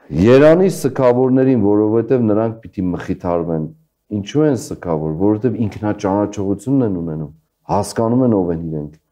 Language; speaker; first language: Armenian; native; Armenian